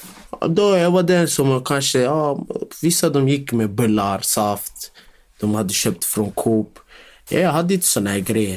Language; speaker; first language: Swedish; non-native, local second language; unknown